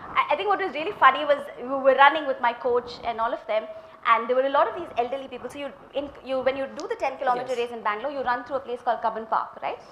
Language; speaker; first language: English; non-native, local second language; Malayalam